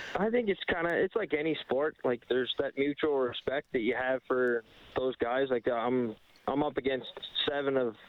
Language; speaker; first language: English; native; English